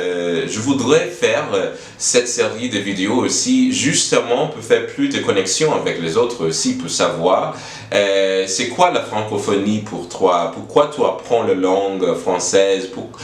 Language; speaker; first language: French; non-native, learner; English